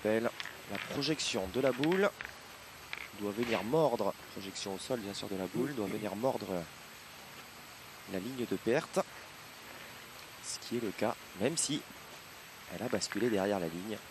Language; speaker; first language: French; native; French